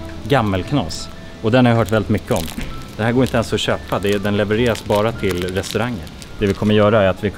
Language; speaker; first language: Swedish; native; Swedish